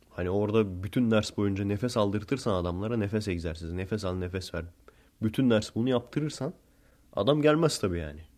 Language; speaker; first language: Turkish; early bilingual, heritage; Turkish